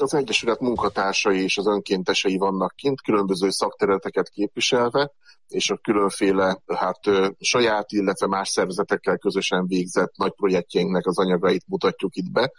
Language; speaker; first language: Hungarian; native; Hungarian